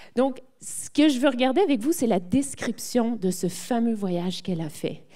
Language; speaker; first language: French; native; French